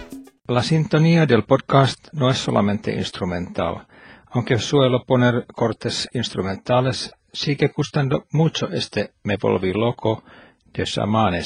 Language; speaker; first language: Spanish; non-native, fluent; Finnish